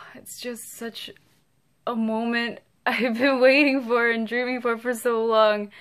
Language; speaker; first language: English; early bilingual, other home language; Spanish